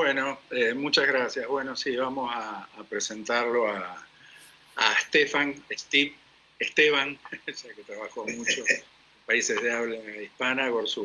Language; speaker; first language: Spanish; native; Spanish